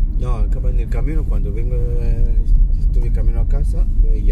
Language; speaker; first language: Spanish; non-native, fluent; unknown